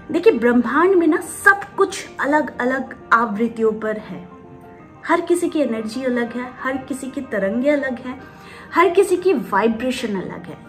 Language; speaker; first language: Hindi; non-native, local second language; Bangla